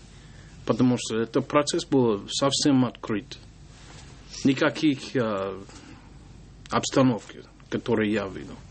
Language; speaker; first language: Russian; non-native, learner; English